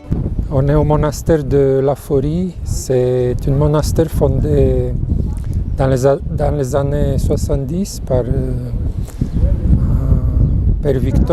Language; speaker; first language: French; non-native, fluent; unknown